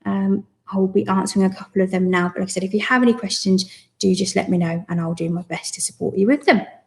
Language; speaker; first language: English; native; English